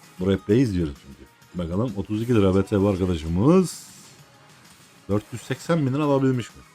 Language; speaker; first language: Turkish; native; Turkish